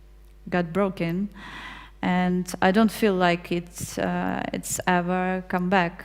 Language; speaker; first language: English; non-native, fluent; Ukrainian